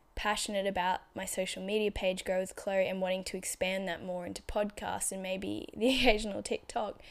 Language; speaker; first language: English; native; English